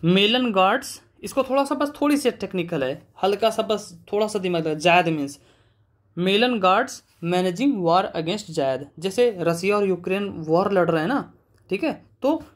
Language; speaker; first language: Hindi; native; Hindi